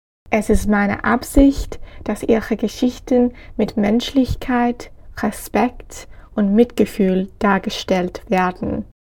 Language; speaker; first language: German; non-native, fluent; English